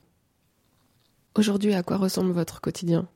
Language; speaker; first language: French; native; French